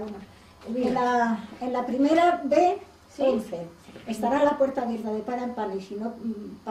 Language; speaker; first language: Spanish; native; Spanish